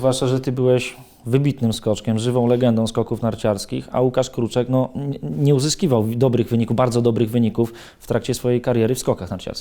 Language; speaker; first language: Polish; native; Polish